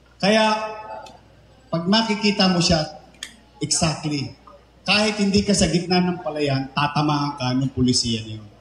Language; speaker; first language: Filipino; native; Filipino